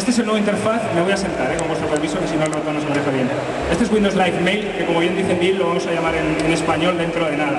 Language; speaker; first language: Spanish; native; Spanish